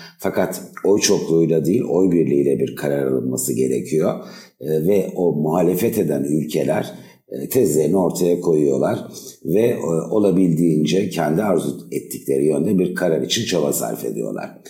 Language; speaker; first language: Turkish; native; Turkish